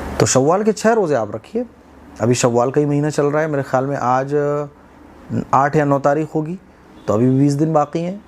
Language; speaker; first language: Urdu; native; Urdu